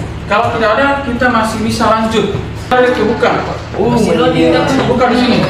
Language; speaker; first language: Indonesian; native; Indonesian